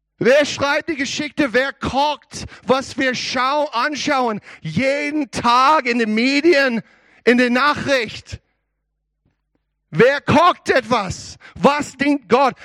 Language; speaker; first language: German; non-native, learner; English